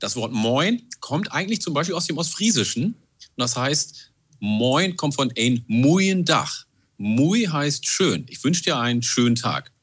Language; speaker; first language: German; non-native, fluent; Oromo